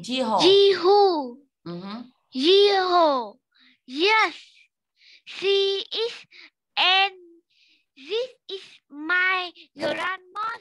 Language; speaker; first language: English; non-native, learner; Vietnamese